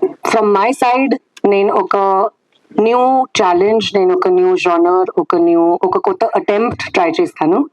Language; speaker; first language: Telugu; non-native, fluent; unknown